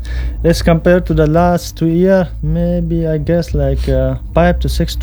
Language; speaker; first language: English; non-native, local second language; Pashto